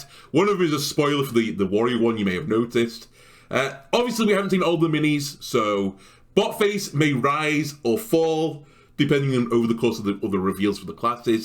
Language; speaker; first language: English; native; English